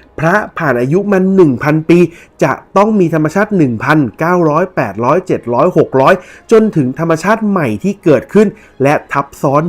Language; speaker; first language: Thai; native; Thai